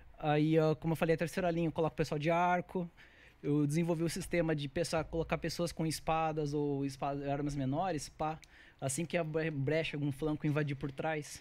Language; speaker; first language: Portuguese; native; Portuguese